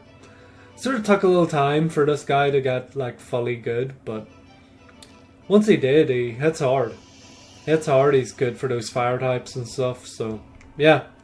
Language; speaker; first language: English; native; English